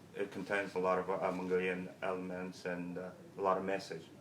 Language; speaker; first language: English; non-native, learner; Mongolian